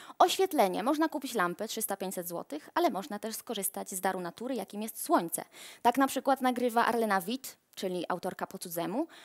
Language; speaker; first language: Polish; native; Polish